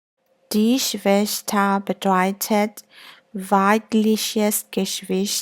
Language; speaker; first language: German; non-native, learner; Burmese